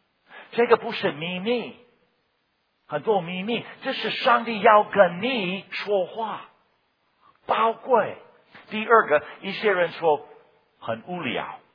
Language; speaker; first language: Chinese; non-native, fluent; English